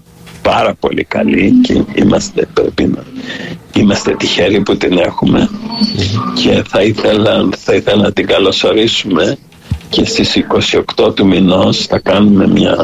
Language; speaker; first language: Greek; early bilingual, heritage; Greek